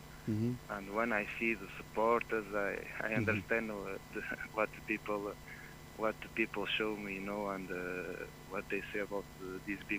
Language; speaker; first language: English; non-native, fluent; Portuguese